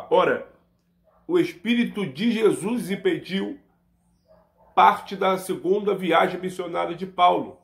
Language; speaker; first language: Portuguese; native; Portuguese